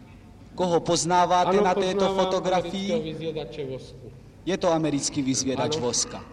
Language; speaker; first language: Czech; native; Czech